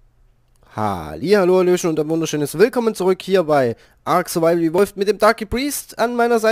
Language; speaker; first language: German; native; German